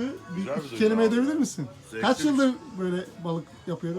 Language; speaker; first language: Turkish; native; Turkish